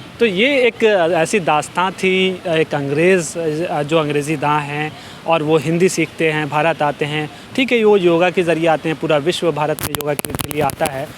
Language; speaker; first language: Hindi; native; Hindi